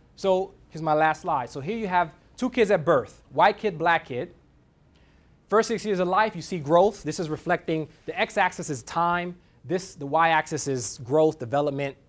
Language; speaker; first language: English; native; English